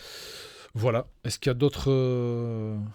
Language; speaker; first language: French; native; French